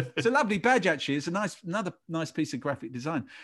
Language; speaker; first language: English; native; English